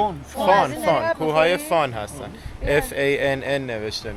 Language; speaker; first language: Persian; native; Persian